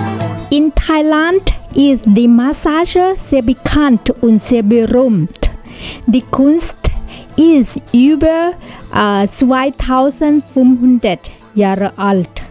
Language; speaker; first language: German; non-native, learner; Thai